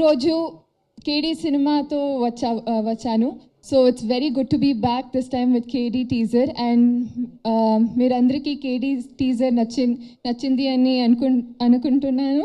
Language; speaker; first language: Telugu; non-native, learner; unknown